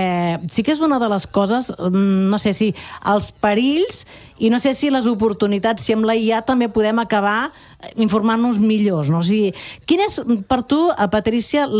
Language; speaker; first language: Catalan; native; Catalan